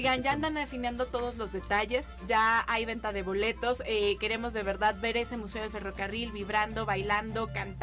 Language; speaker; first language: Spanish; native; Spanish